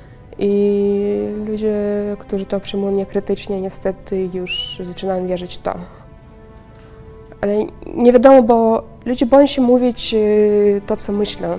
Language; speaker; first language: Polish; non-native, fluent; Russian